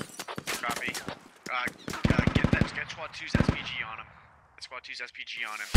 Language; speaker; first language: English; native; English